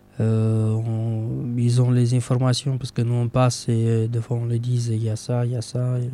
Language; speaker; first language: French; non-native, fluent; Romanian